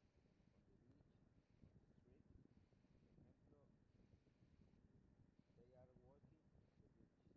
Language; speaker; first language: English; non-native, learner; Spanish